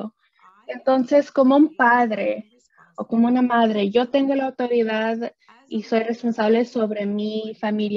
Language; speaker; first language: Spanish; early bilingual, other home language; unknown